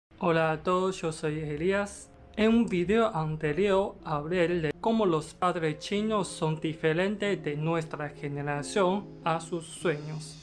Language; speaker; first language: Spanish; non-native, learner; Chinese